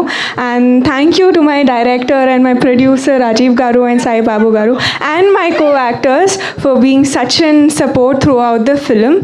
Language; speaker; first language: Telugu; non-native, learner; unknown